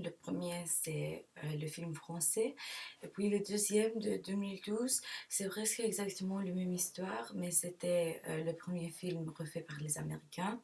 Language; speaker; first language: French; non-native, learner; English